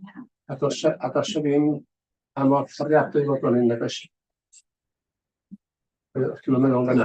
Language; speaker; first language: Welsh; native; Welsh